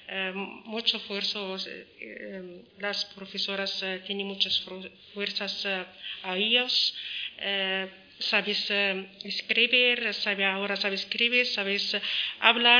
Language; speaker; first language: Spanish; non-native, learner; Arabic